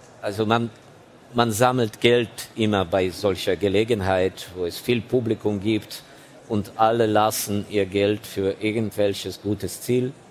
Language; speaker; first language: German; non-native, fluent; Ukrainian